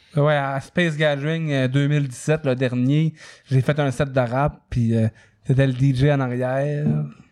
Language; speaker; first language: French; native; French